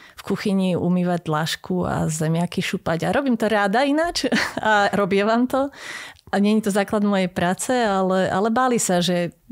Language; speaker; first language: Slovak; native; Slovak